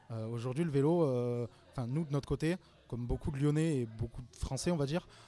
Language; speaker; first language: French; native; French